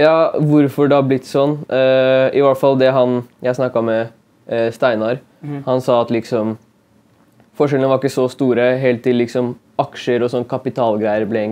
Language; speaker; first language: Norwegian; native; Norwegian